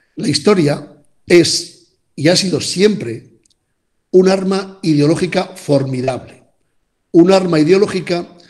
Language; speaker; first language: Spanish; native; Spanish